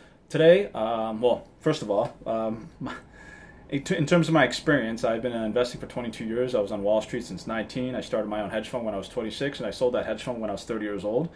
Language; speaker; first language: English; early bilingual, other home language; Japanese